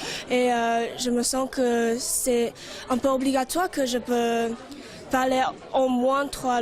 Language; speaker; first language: French; non-native, learner; Chinese